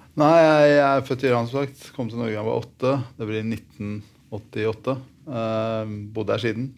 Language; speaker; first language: Norwegian; early bilingual, other home language; Persian